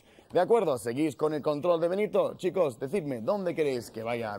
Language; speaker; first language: Spanish; native; Spanish